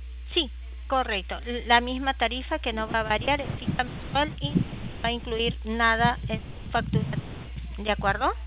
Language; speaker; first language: Spanish; native; Spanish